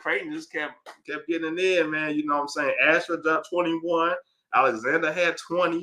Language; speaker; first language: English; native; English